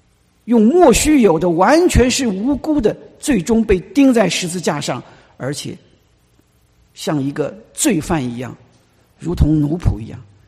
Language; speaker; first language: Chinese; native; Chinese